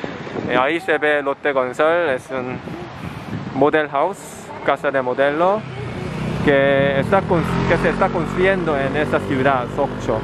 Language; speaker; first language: Spanish; non-native, fluent; Korean